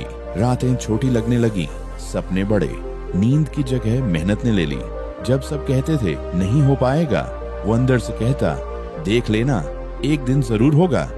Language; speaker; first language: Hindi; native; Hindi